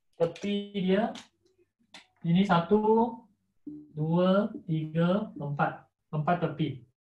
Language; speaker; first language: Malay; non-native, local second language; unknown